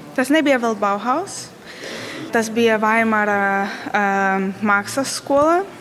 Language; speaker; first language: Latvian; non-native, learner; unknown